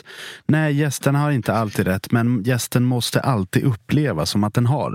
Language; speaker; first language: Swedish; native; Swedish